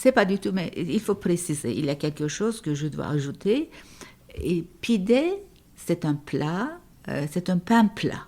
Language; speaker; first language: French; non-native, fluent; Turkish